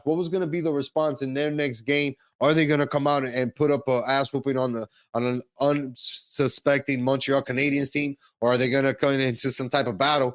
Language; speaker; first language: English; native; English